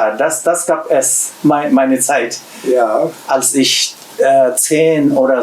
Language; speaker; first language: German; non-native, learner; Japanese